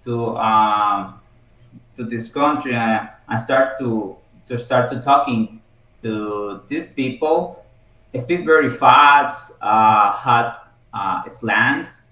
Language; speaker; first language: English; non-native, learner; Spanish